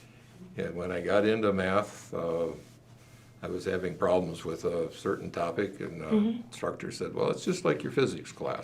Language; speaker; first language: English; native; English